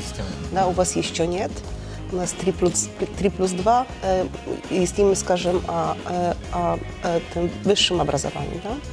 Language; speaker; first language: Russian; non-native, learner; Polish